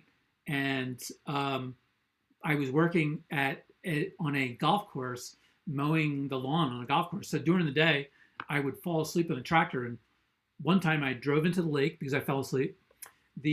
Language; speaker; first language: English; native; English